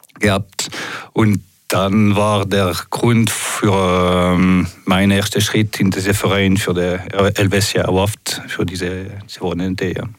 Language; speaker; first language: German; non-native, local second language; French